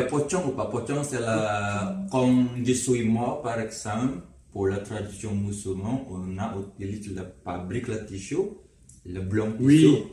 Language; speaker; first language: French; non-native, learner; Indonesian